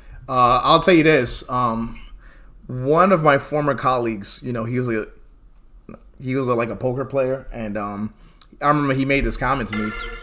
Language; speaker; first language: English; native; English